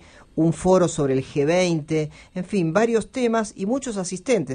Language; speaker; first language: Spanish; native; Spanish